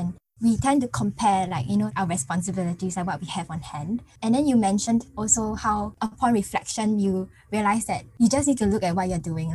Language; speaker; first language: English; native; English